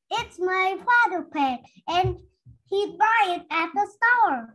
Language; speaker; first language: English; non-native, learner; Vietnamese